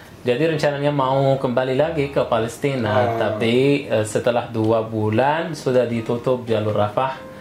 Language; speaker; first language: Indonesian; non-native, fluent; Arabic